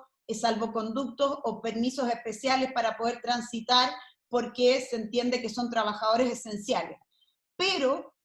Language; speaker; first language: Spanish; native; Spanish